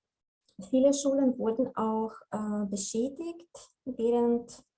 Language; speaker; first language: German; non-native, fluent; Slovenian